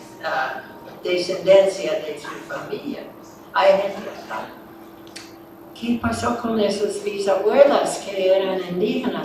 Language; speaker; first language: Spanish; non-native, fluent; English